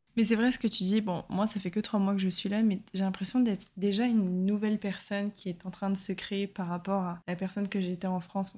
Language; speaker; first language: French; native; French